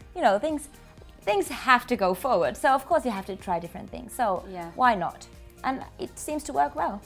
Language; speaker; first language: English; non-native, fluent; Finnish